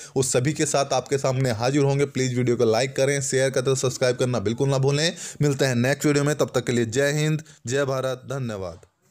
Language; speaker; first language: Hindi; native; Hindi